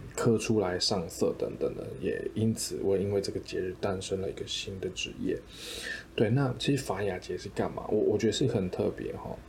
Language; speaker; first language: Chinese; native; Chinese